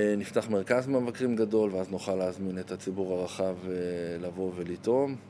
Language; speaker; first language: Hebrew; native; Hebrew